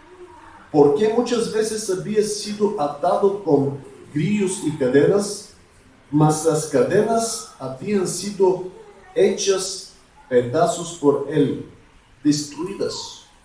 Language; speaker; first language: Spanish; non-native, fluent; Bulgarian